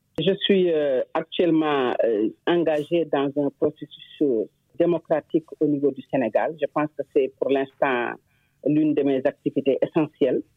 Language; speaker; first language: French; non-native, local second language; Wolof